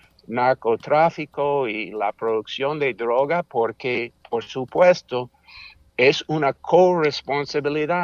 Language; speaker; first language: Spanish; non-native, fluent; English